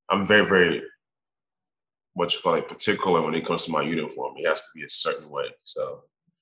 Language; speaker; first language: English; non-native, local second language; Igbo